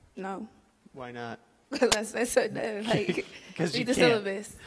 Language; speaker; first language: English; native; English